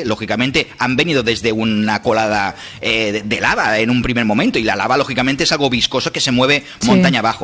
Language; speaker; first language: Spanish; native; Spanish